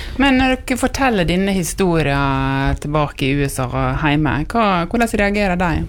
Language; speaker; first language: Norwegian; native; Norwegian